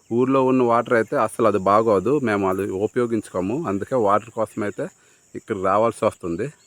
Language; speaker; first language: Telugu; native; Telugu